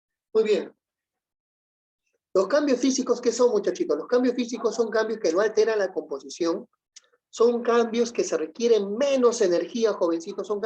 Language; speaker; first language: Spanish; native; Spanish